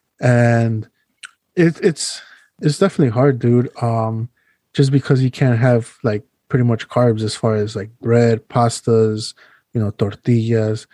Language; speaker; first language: English; early bilingual, other home language; Spanish